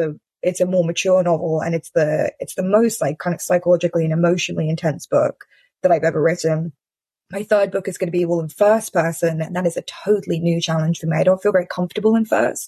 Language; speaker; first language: English; native; English